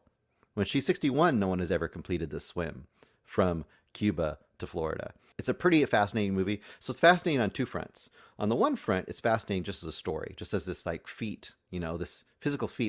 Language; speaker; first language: English; native; English